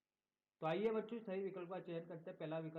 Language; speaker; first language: Hindi; native; Hindi